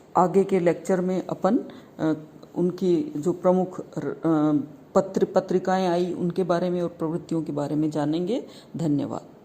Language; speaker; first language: Hindi; native; Hindi